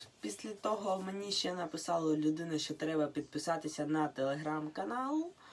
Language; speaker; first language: Ukrainian; non-native, local second language; Russian